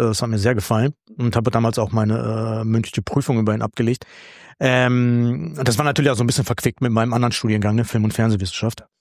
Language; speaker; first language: German; early bilingual, other home language; Greek